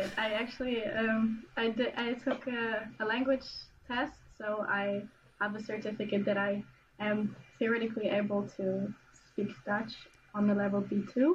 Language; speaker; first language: English; non-native, fluent; German